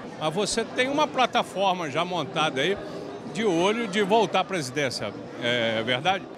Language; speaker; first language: Portuguese; native; Portuguese